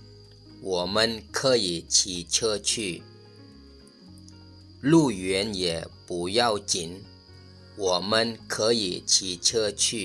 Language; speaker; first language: Chinese; non-native, fluent; Lao